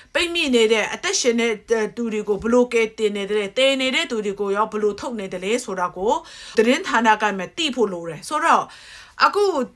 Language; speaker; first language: Burmese; native; Burmese